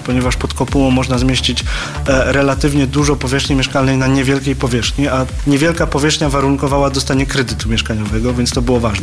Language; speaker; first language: Polish; native; Polish